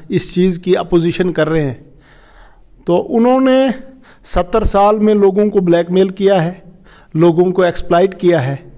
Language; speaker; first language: Hindi; non-native, local second language; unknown